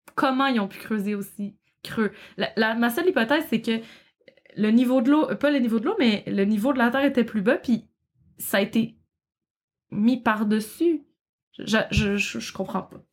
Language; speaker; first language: French; native; French